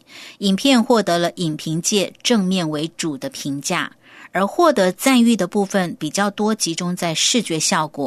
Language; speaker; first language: Chinese; native; Chinese